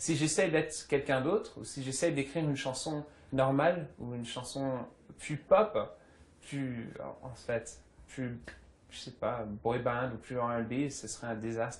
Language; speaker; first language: French; early bilingual, other home language; English